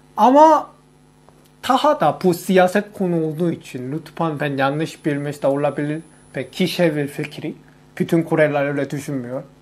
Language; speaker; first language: Turkish; non-native, learner; Korean